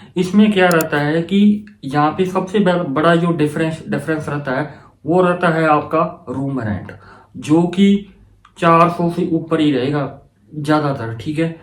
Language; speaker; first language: Hindi; non-native, local second language; Punjabi